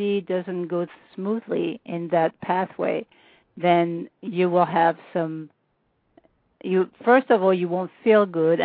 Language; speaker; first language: English; non-native, fluent; French